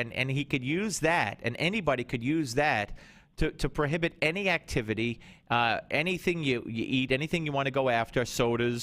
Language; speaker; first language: English; native; English